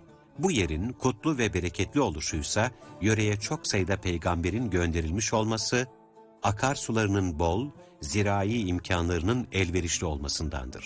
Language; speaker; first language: Turkish; native; Turkish